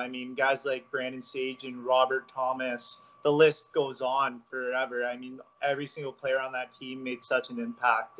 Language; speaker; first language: English; native; English